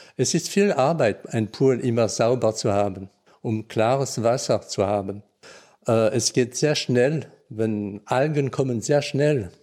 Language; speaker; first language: German; non-native, local second language; French